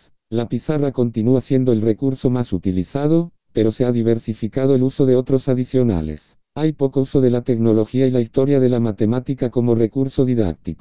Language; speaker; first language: Spanish; native; Spanish